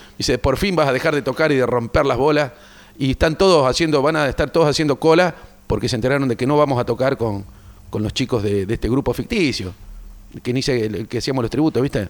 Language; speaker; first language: Spanish; native; Spanish